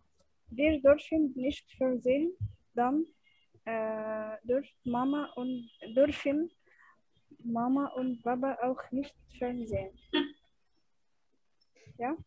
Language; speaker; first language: German; non-native, learner; Arabic